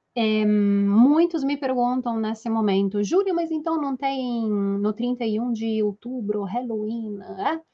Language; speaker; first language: Portuguese; non-native, fluent; Italian